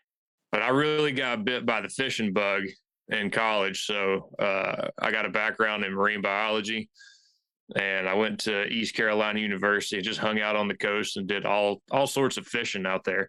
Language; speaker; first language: English; native; English